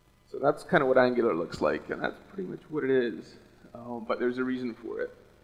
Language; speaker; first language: English; non-native, fluent; Russian